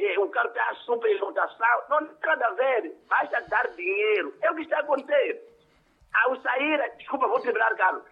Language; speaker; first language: Portuguese; non-native, local second language; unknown